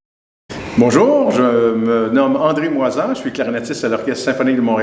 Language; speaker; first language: French; native; French